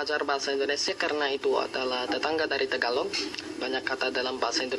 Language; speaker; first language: Indonesian; non-native, learner; Filipino